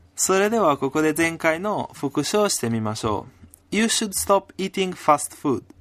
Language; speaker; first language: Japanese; non-native, fluent; Italian